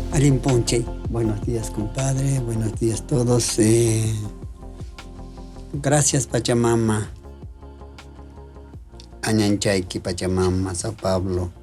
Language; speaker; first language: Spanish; non-native, local second language; Quechua